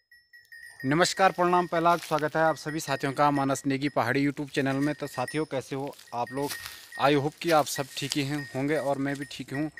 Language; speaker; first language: Hindi; native; Hindi